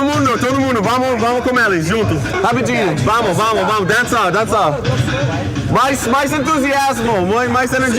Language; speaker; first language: Portuguese; non-native, learner; English